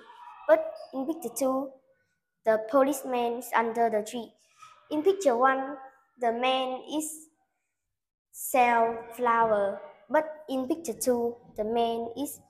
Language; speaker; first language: English; non-native, learner; Vietnamese